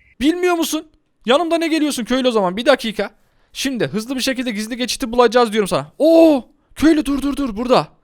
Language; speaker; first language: Turkish; native; Turkish